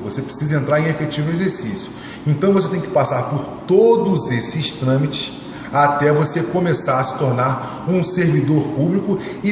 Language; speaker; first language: Portuguese; native; Portuguese